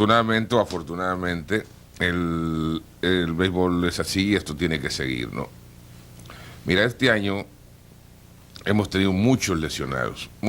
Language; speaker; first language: Spanish; native; Spanish